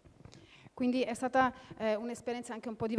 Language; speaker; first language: Italian; native; Italian